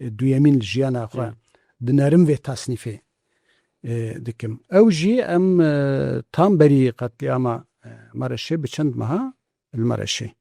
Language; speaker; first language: Kurdish; native; Kurdish